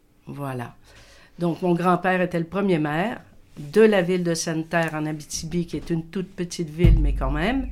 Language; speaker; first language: French; native; French